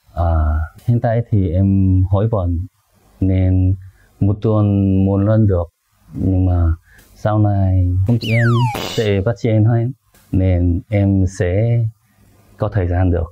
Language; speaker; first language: Vietnamese; non-native, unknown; Korean